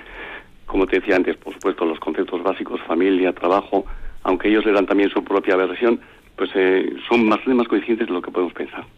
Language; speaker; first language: Spanish; native; Spanish